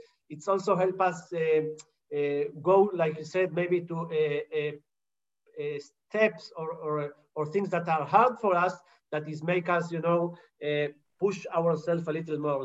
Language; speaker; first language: English; non-native, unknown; Hebrew